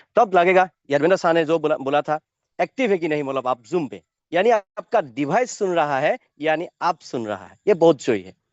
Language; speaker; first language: Hindi; non-native, local second language; Assamese